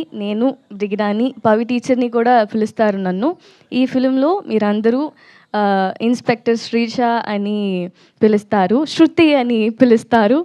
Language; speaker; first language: Telugu; non-native, learner; Tamil